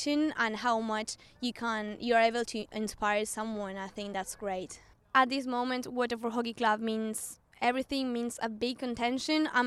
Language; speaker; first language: English; non-native, fluent; Spanish